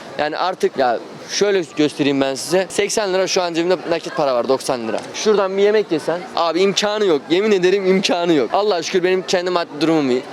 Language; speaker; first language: Turkish; native; Turkish